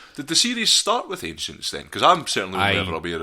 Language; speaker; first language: English; native; English